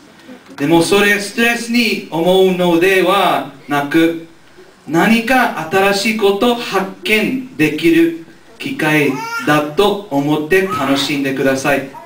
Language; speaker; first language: Japanese; non-native, learner; English